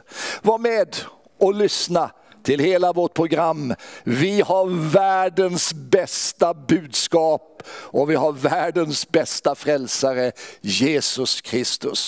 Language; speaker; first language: Swedish; native; Swedish